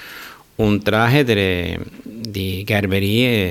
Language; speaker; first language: German; early bilingual, heritage; German